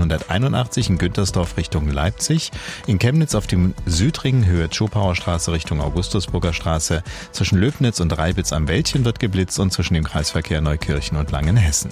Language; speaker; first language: German; native; German